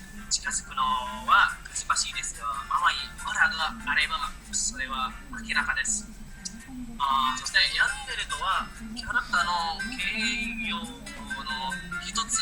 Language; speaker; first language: Japanese; non-native, learner; Indonesian